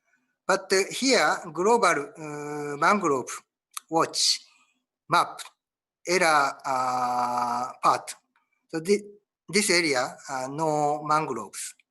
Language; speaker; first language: English; non-native, learner; Japanese